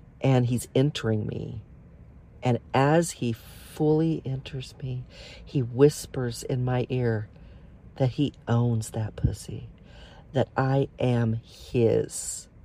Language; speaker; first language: English; native; English